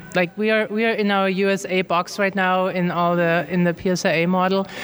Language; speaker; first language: English; non-native, fluent; German